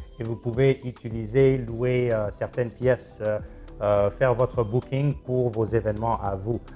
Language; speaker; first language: French; non-native, local second language; Lingala